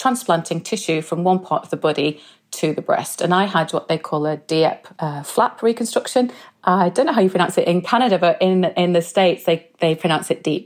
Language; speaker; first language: English; native; English